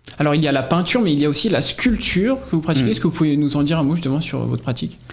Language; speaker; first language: French; native; French